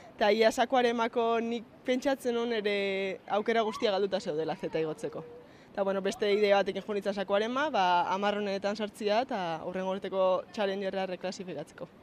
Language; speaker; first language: Basque; native; Basque